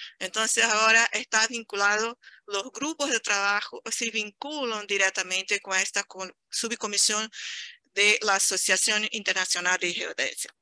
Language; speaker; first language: Spanish; non-native, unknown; Portuguese